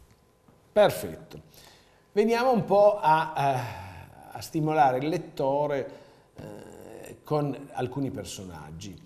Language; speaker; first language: Italian; native; Italian